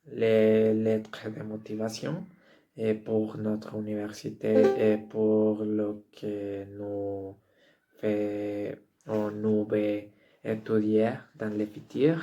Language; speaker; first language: French; non-native, learner; Spanish